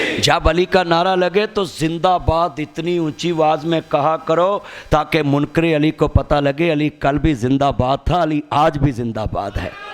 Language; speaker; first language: Urdu; non-native, local second language; Punjabi